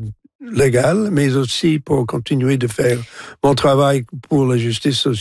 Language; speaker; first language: French; non-native, local second language; English